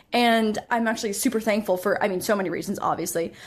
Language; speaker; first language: English; native; English